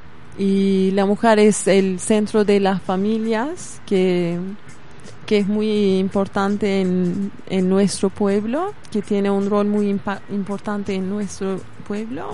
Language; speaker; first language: Spanish; non-native, fluent; Kurdish